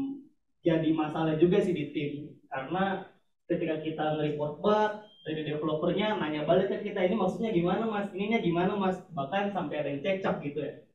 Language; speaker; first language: Indonesian; native; Indonesian